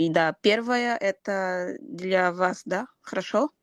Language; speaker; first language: Russian; non-native, learner; Portuguese